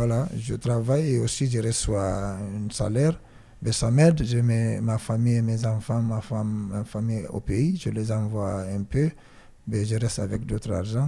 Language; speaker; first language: French; non-native, learner; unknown